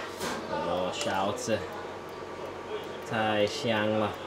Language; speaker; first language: Chinese; non-native, fluent; English